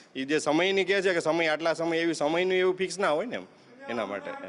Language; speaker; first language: Gujarati; native; Gujarati